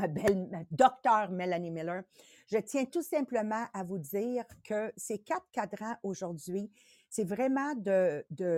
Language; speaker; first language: French; native; French